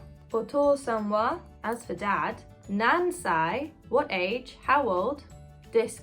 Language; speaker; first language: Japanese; non-native, fluent; English